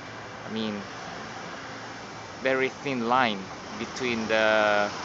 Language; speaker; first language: English; non-native, learner; Spanish